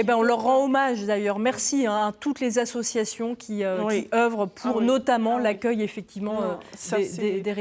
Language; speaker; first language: French; native; French